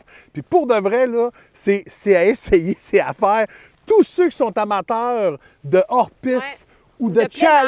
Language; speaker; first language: French; native; French